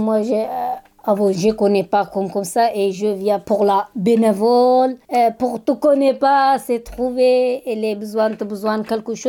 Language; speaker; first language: French; non-native, learner; Kurdish